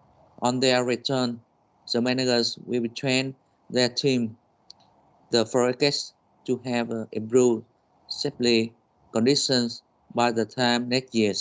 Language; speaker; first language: English; non-native, learner; Vietnamese